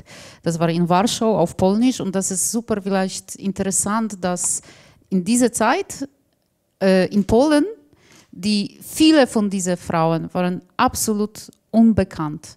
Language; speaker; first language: German; non-native, fluent; Polish